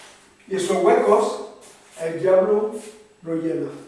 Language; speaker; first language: Spanish; non-native, fluent; French